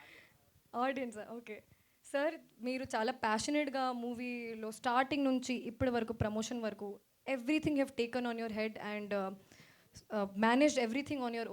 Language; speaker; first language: Telugu; non-native, local second language; Hindi